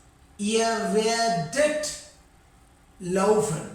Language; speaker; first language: German; non-native, fluent; Sinhala